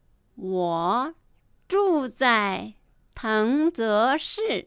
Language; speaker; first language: Chinese; non-native, fluent; Japanese